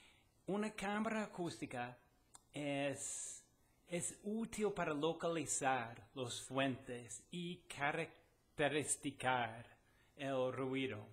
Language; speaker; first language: Spanish; non-native, fluent; English